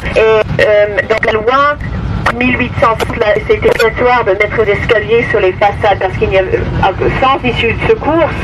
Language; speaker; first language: French; non-native, fluent; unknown